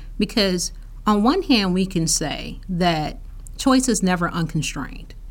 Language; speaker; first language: English; native; English